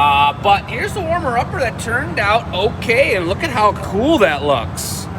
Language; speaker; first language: English; native; English